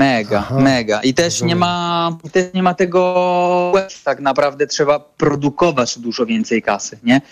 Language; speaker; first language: Polish; non-native, fluent; Italian